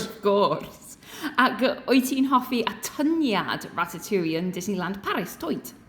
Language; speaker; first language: Welsh; non-native, learner; English